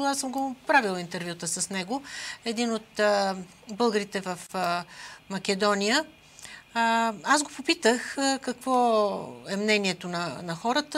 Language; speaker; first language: Bulgarian; native; Bulgarian